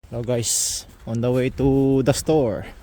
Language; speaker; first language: English; non-native, learner; Filipino